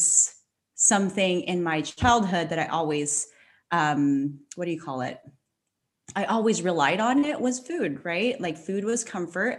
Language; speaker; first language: English; non-native, local second language; Filipino